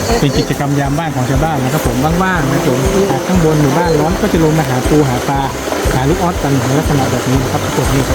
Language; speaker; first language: Thai; native; Thai